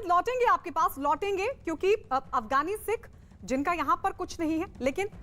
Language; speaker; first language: Hindi; native; Hindi